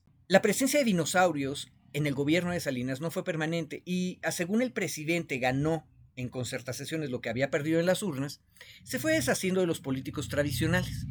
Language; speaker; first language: Spanish; native; Spanish